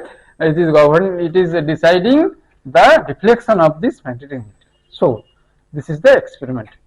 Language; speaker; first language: English; non-native, local second language; Hindi